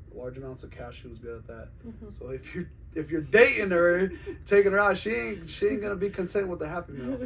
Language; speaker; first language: English; native; English